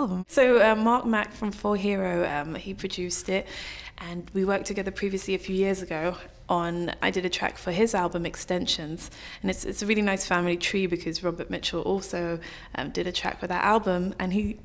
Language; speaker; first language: English; native; English